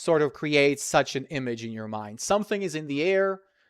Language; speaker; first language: English; non-native, fluent; Serbian